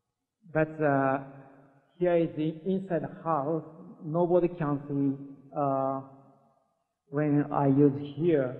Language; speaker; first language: English; non-native, learner; Japanese